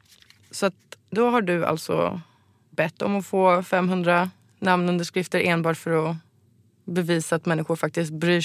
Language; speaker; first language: Swedish; native; Swedish